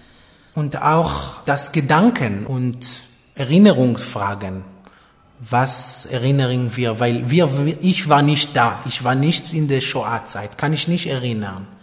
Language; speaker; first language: German; non-native, fluent; Hebrew